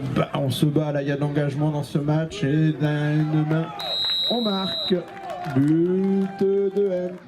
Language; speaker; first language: French; native; French